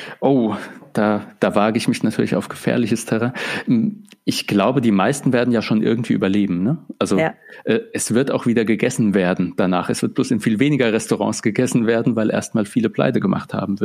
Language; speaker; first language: German; native; German